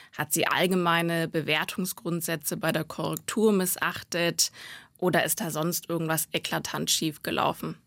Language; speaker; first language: German; native; German